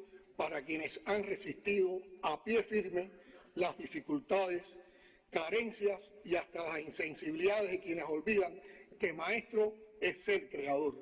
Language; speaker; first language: Spanish; native; Spanish